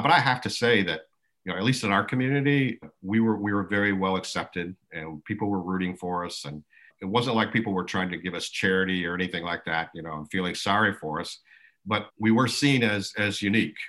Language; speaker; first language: English; early bilingual, other home language; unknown